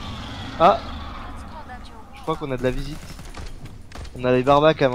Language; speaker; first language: French; native; French